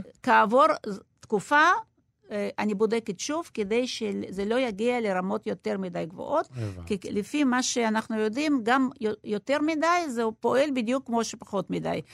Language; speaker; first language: Hebrew; non-native, fluent; Russian